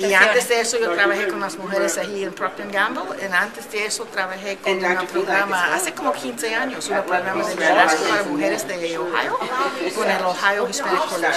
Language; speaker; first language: Spanish; early bilingual, heritage; Spanish